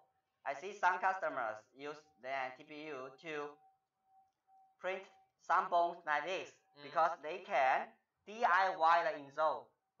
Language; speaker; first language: English; non-native, fluent; Chinese